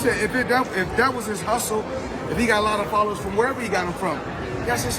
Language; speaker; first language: English; native; English